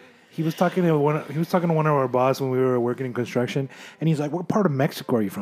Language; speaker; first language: English; early bilingual, other home language; Spanish